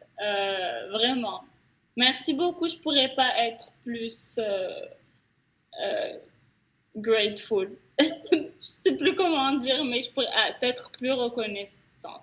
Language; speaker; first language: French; non-native, local second language; Arabic